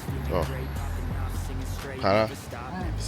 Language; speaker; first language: Chinese; non-native, fluent; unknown